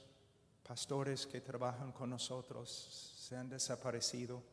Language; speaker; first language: Spanish; non-native, fluent; English